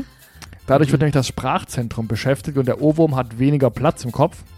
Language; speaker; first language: German; native; German